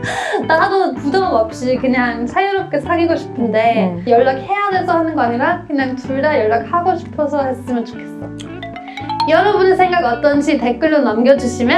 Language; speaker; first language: Korean; non-native, fluent; German